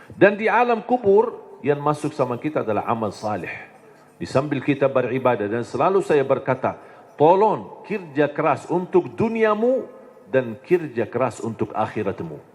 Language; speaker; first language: Indonesian; non-native, fluent; Arabic